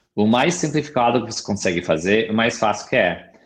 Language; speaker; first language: Portuguese; non-native, fluent; English